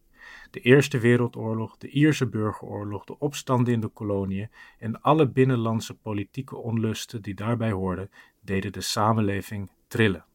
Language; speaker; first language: Dutch; native; Dutch